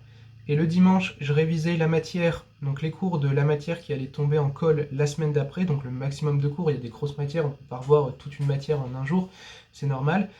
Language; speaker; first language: French; native; French